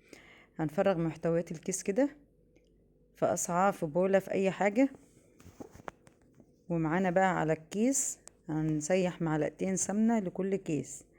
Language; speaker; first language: Arabic; native; Arabic